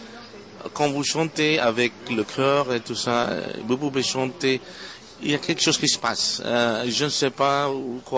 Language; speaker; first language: French; non-native, fluent; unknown